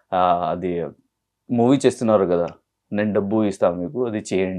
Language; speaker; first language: Telugu; non-native, learner; Hindi